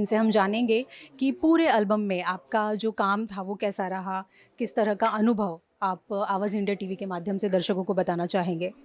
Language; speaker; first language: Hindi; native; Hindi